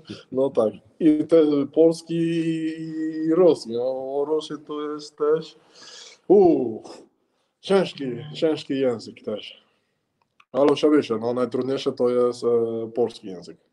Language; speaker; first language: Polish; non-native, learner; Spanish